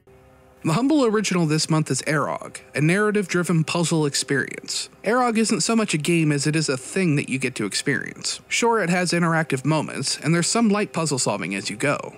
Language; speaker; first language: English; native; English